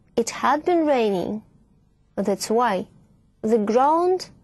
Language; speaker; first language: English; non-native, fluent; Russian